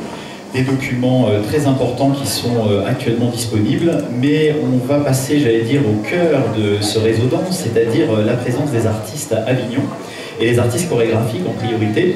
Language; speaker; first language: French; native; French